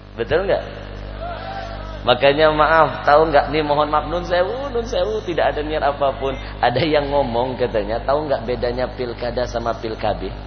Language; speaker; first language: Indonesian; native; Indonesian